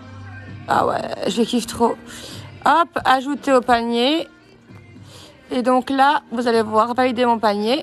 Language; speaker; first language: French; native; French